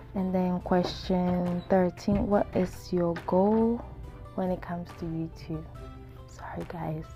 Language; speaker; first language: English; non-native, local second language; Akan